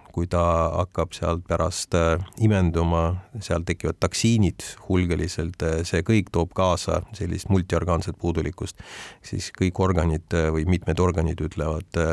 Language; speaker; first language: Estonian; non-native, local second language; Russian